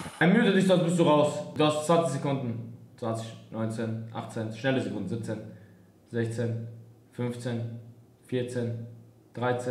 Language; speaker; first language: German; native; German